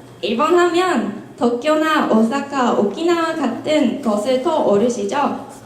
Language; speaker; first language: Korean; non-native, fluent; Japanese